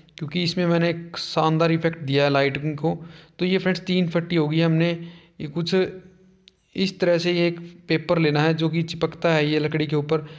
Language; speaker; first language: Hindi; native; Hindi